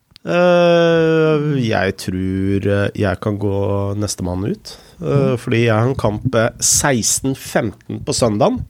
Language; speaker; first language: Norwegian; native; Norwegian